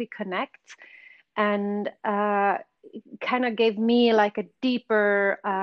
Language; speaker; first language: English; non-native, fluent; Swedish